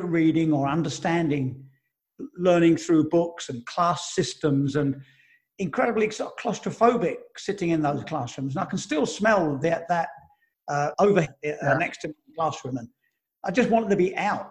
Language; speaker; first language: English; native; English